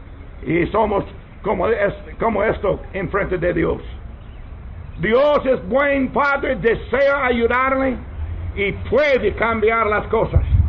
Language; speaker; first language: Spanish; non-native, fluent; English